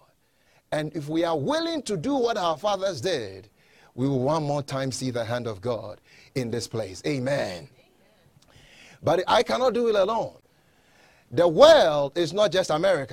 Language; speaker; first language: English; non-native, local second language; Akan